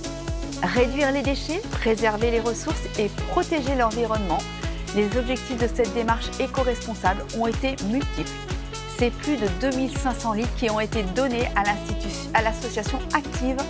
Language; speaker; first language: French; native; French